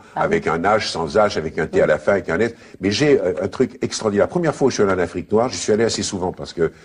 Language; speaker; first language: French; native; French